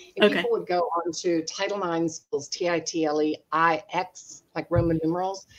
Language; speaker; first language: English; native; English